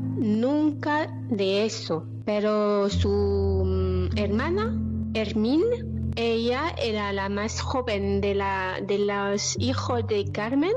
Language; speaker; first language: Spanish; non-native, learner; French